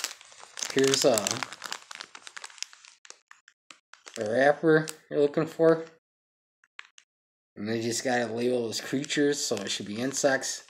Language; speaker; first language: English; native; English